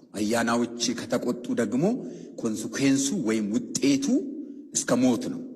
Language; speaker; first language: Amharic; non-native, local second language; Oromo